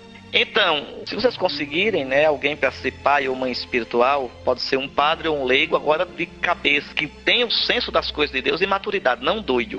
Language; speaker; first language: Portuguese; native; Portuguese